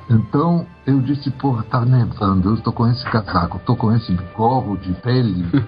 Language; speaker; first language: Portuguese; early bilingual, other home language; Polish